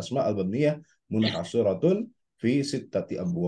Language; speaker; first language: Arabic; non-native, fluent; Indonesian